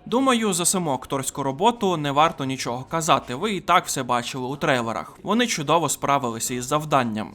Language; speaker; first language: Ukrainian; native; Ukrainian